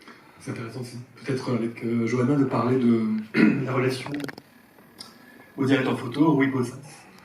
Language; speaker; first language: French; native; French